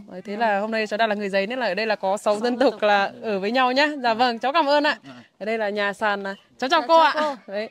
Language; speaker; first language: Vietnamese; native; Vietnamese